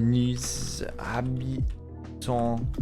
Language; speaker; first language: French; non-native, learner; English